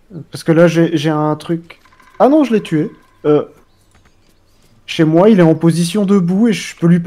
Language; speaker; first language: French; native; French